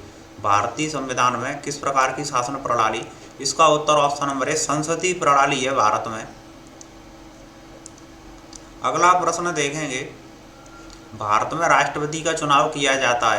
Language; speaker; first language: Hindi; native; Hindi